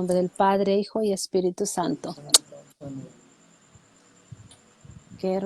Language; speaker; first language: Spanish; native; Spanish